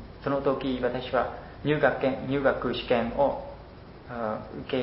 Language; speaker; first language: Japanese; non-native, learner; Khmer